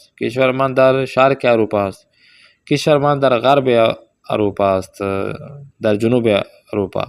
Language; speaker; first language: Persian; non-native, fluent; Urdu